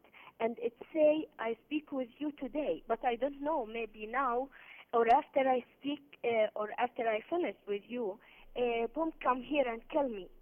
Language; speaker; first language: English; non-native, learner; Arabic